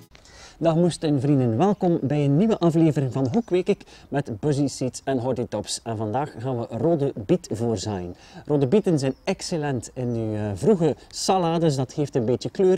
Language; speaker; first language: Dutch; native; Dutch